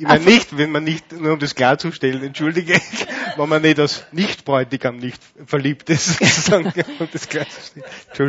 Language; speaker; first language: German; native; German